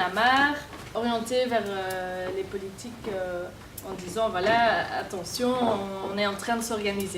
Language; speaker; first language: French; native; French